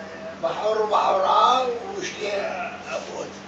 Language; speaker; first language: Hebrew; non-native, learner; Arabic